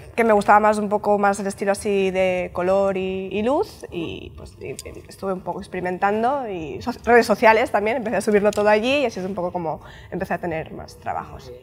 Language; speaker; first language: Spanish; native; Spanish